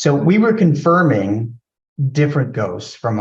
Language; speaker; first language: English; native; English